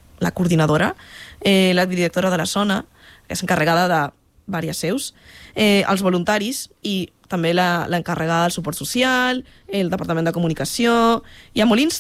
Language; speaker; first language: Catalan; non-native, fluent; Spanish